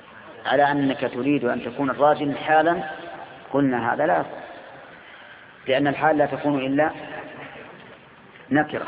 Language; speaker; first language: Arabic; native; Arabic